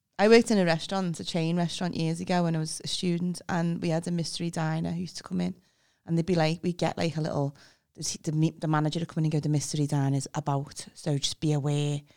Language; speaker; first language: English; native; English